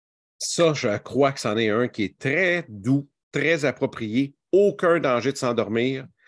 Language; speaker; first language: French; native; French